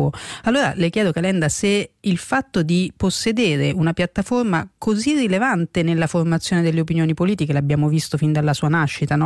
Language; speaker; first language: Italian; native; Italian